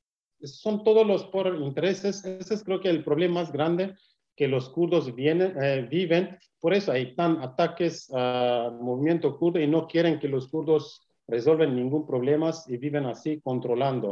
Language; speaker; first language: Spanish; non-native, learner; Kurdish